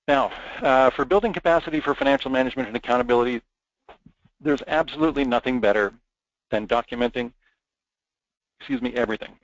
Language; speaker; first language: English; native; English